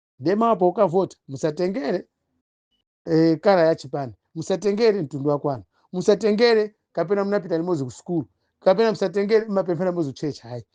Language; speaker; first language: Nyanja; non-native, local second language; Tumbuka